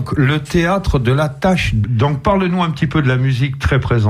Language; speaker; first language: French; native; French